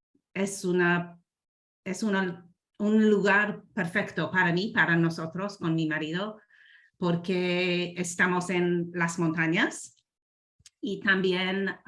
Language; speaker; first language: Spanish; non-native, learner; English